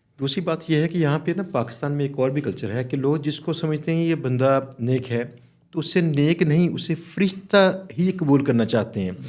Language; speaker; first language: Urdu; native; Urdu